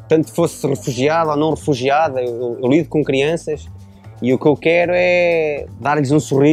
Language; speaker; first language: Portuguese; native; Portuguese